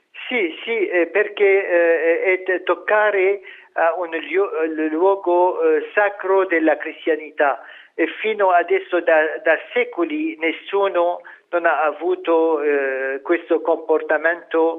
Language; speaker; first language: Italian; non-native, fluent; Arabic